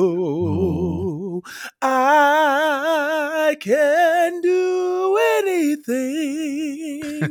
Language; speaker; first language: English; native; English